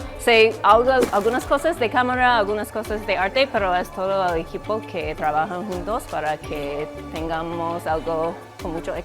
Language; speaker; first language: Spanish; non-native, fluent; English